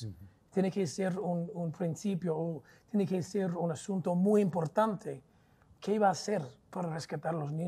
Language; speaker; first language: Spanish; non-native, fluent; English